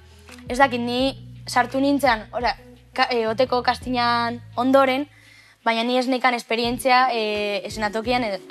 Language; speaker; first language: Basque; non-native, local second language; Spanish